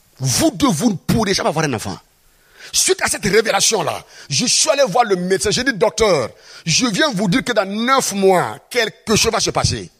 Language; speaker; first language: French; non-native, local second language; Mossi